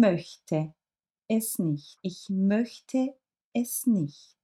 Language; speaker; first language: German; non-native, fluent; Turkish